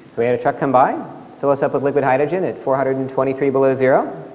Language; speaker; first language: English; native; English